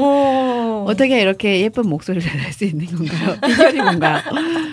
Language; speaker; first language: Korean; non-native, learner; Chinese